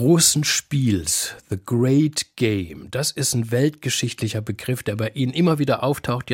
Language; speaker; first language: German; native; German